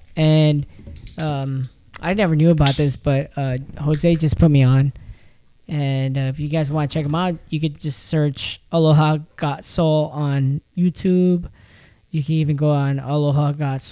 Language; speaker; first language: English; early bilingual, other home language; Spanish